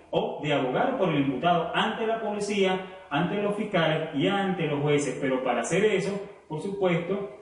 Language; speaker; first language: Spanish; native; Spanish